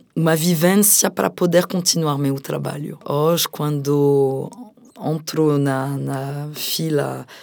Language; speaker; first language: Portuguese; non-native, fluent; French